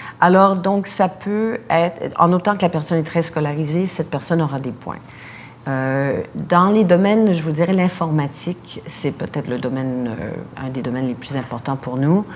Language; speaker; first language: French; native; French